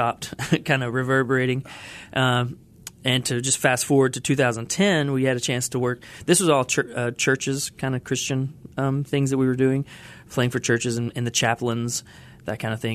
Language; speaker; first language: English; native; English